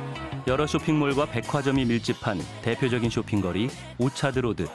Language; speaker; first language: Korean; native; Korean